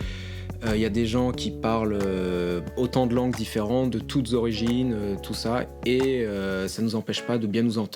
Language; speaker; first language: French; native; French